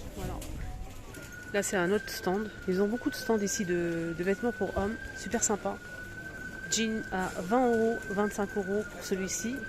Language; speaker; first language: French; native; French